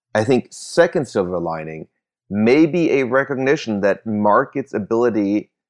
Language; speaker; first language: English; early bilingual, other home language; German